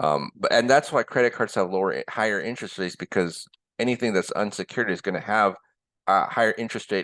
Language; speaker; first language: English; early bilingual, other home language; Korean